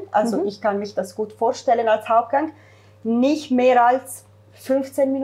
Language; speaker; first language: German; non-native, fluent; Italian